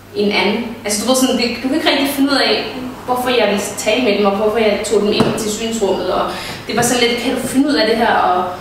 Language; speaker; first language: Danish; early bilingual, other home language; Somali